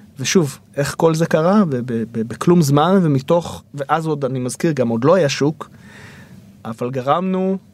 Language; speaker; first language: Hebrew; native; Hebrew